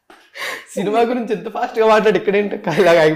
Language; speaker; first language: Telugu; native; Telugu